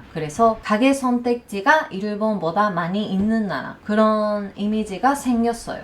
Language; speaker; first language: Korean; non-native, learner; Japanese